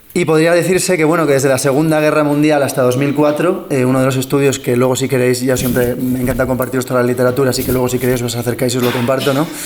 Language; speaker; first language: Spanish; early bilingual, other home language; English